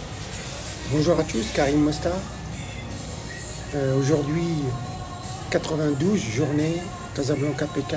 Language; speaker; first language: French; non-native, local second language; Arabic